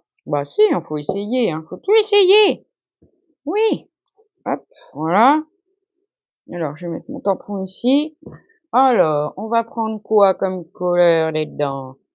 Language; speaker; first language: French; native; French